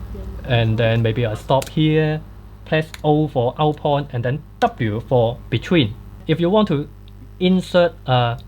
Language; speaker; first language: English; non-native, fluent; Cantonese